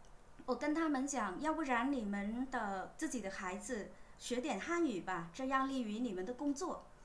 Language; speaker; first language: Chinese; non-native, fluent; Vietnamese